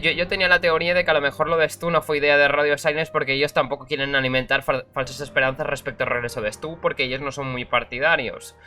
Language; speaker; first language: Spanish; native; Spanish